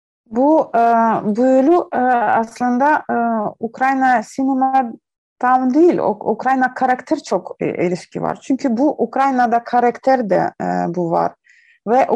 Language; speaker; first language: Turkish; non-native, learner; Ukrainian